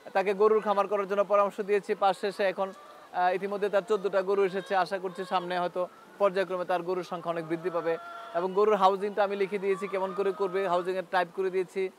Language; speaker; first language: Bangla; native; Bangla